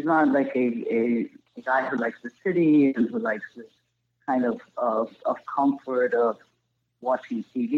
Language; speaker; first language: English; non-native, fluent; Spanish